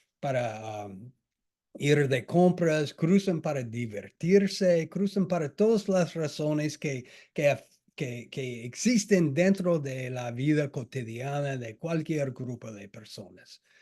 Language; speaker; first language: Spanish; non-native, fluent; English